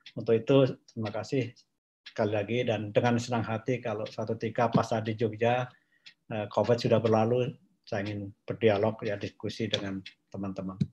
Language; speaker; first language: Indonesian; non-native, local second language; Javanese